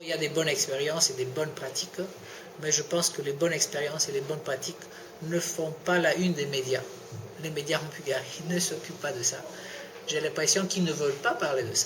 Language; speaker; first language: French; non-native, fluent; Bulgarian